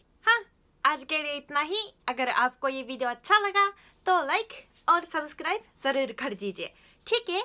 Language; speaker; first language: Hindi; non-native, fluent; Japanese